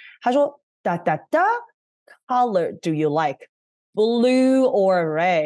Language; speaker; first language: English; non-native, fluent; Chinese